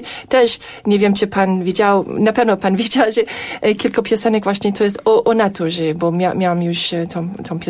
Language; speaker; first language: Polish; non-native, fluent; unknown